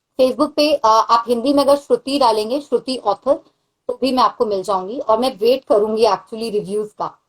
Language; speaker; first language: Hindi; non-native, local second language; Maithili